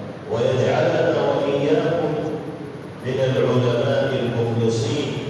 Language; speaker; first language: Arabic; non-native, fluent; Urdu